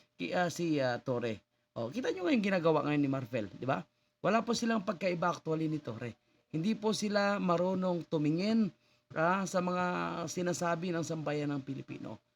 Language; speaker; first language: Filipino; non-native, local second language; Cebuano